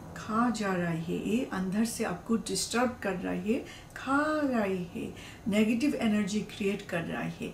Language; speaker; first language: Hindi; non-native, learner; Bangla